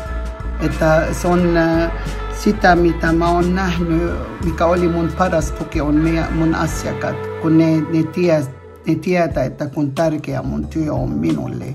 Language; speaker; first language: Finnish; non-native, fluent; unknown